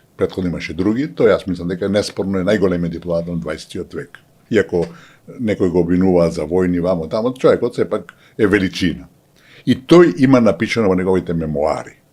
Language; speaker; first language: Macedonian; native; Macedonian